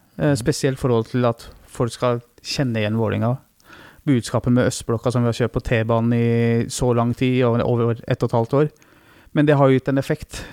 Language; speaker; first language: Norwegian; early bilingual, other home language; Persian